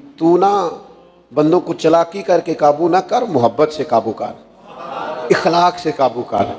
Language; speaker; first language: Urdu; non-native, local second language; Punjabi